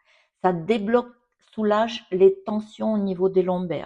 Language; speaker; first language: French; non-native, fluent; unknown